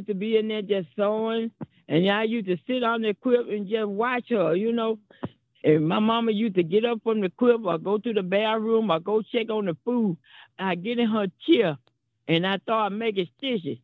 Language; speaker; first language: English; native; English